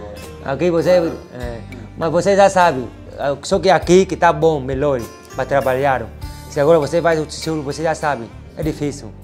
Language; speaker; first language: Portuguese; non-native, learner; Vietnamese